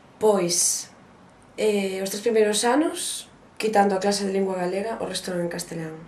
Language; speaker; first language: Galician; non-native, local second language; Spanish